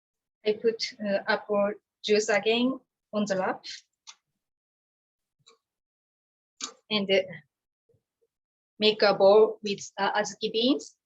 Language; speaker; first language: English; non-native, learner; Japanese